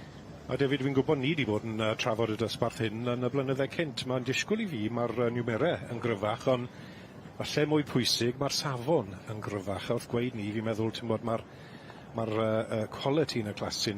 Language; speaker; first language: Welsh; native; Welsh